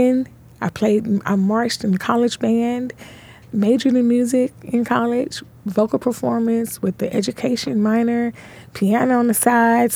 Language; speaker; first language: English; native; English